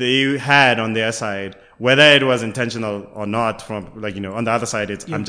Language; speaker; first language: English; non-native, local second language; Tswana